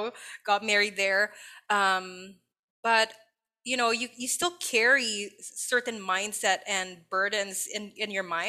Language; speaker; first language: English; non-native, local second language; Filipino